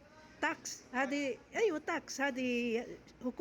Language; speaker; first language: Arabic; non-native, learner; Filipino